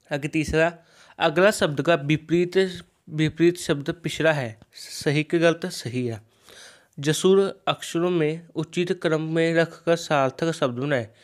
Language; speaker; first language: Hindi; non-native, local second language; Punjabi